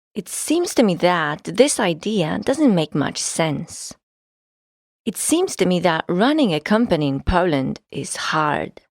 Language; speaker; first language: English; non-native, fluent; Polish